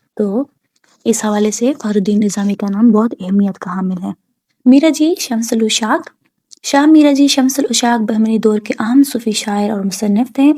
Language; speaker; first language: Urdu; native; Urdu